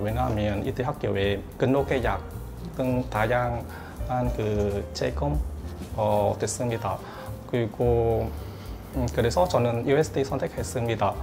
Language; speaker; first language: Korean; non-native, learner; Vietnamese